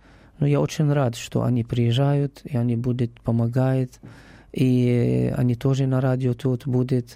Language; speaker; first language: Russian; non-native, learner; Arabic